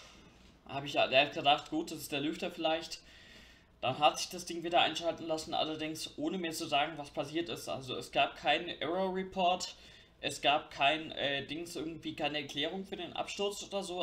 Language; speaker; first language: German; native; German